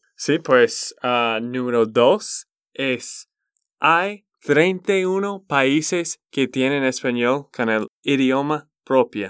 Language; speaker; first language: Spanish; non-native, learner; English